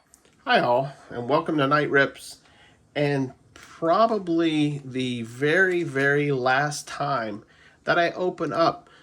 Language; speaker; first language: English; native; English